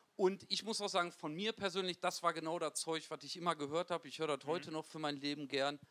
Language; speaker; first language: German; native; German